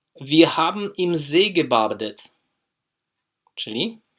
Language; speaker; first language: German; non-native, fluent; Polish